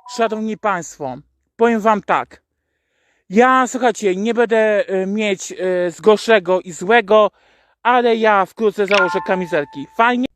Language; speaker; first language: Polish; native; Polish